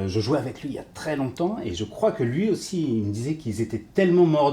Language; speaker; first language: French; native; French